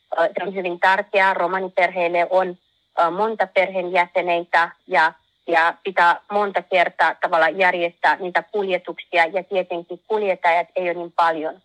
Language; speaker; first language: Finnish; non-native, learner; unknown